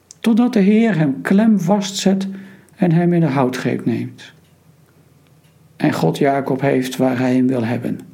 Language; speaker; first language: Dutch; native; Dutch